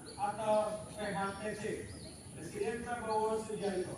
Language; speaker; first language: Indonesian; native; Indonesian